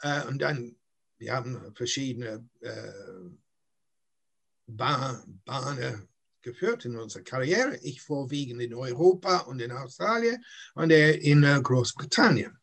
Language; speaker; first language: German; non-native, fluent; English